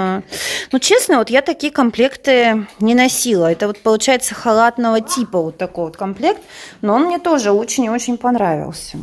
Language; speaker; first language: Russian; native; Russian